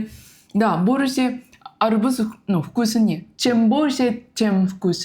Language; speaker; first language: Russian; non-native, learner; Japanese